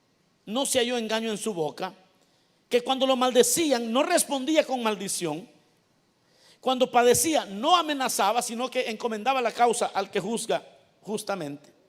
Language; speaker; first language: Spanish; native; Spanish